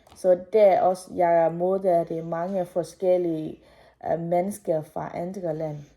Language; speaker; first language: Danish; non-native, learner; Burmese